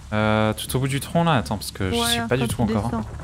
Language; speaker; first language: French; native; French